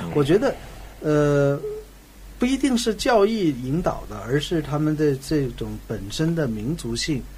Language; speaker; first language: Chinese; native; Chinese